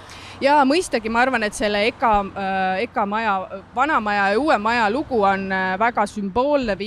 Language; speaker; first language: Estonian; native; Estonian